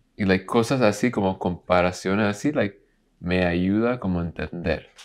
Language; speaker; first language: Spanish; non-native, learner; English